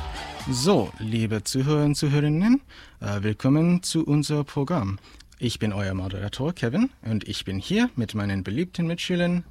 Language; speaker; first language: German; non-native, learner; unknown